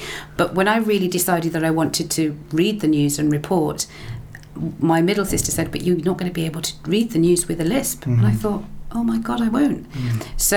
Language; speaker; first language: English; native; English